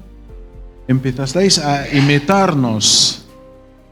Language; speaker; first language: Spanish; non-native, fluent; Arabic